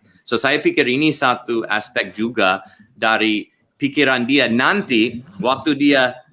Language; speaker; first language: Indonesian; non-native, learner; English